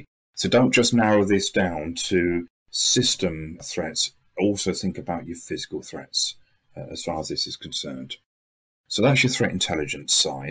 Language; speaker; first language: English; native; English